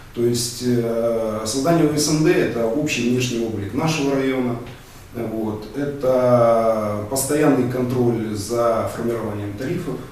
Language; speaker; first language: Russian; native; Russian